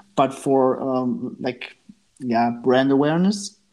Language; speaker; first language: English; non-native, fluent; German